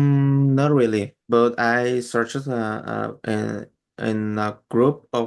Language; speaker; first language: English; non-native, learner; Spanish